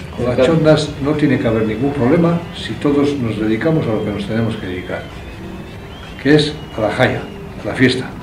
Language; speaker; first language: Spanish; non-native, local second language; Basque